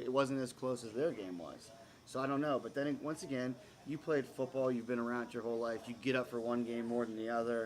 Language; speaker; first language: English; native; English